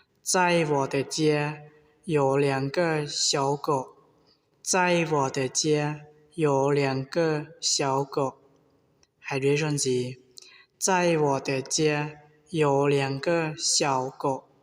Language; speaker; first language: Chinese; non-native, learner; Hmong